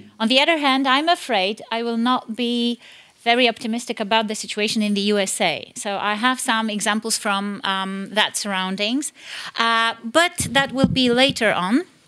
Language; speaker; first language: English; non-native, fluent; Lithuanian